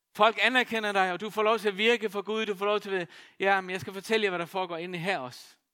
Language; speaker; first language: Danish; non-native, local second language; Faroese